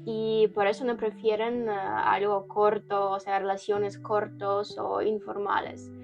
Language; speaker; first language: Spanish; non-native, learner; Ukrainian